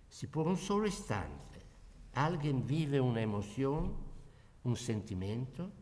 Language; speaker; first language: Spanish; non-native, learner; Italian